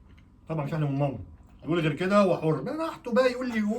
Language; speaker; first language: Arabic; native; Arabic